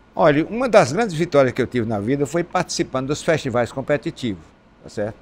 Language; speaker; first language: Portuguese; native; Portuguese